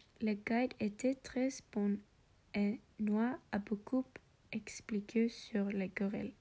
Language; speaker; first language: French; non-native, learner; English